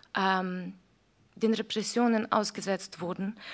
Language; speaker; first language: German; non-native, fluent; Ukrainian